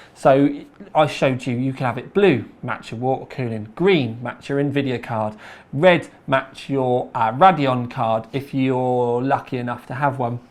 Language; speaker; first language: English; native; English